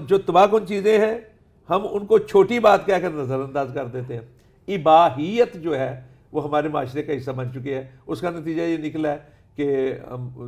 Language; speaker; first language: Urdu; non-native, local second language; Punjabi